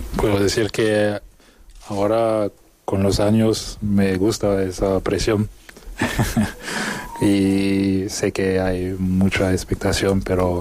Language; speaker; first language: Spanish; non-native, fluent; French